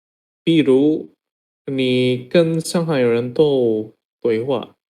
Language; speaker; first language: Chinese; non-native, learner; Indonesian